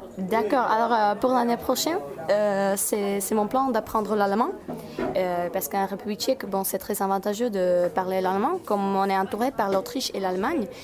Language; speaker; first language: French; non-native, fluent; Czech